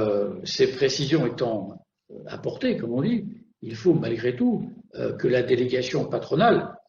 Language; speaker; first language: French; native; French